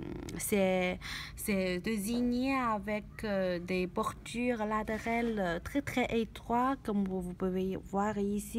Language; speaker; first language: French; non-native, learner; Chinese